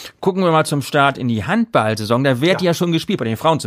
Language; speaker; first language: German; native; German